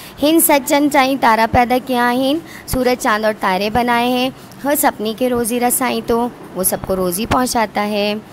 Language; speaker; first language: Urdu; non-native, local second language; Sindhi